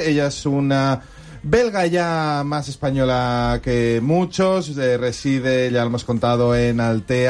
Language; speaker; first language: Spanish; native; Spanish